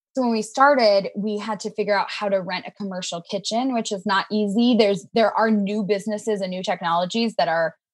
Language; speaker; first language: English; native; English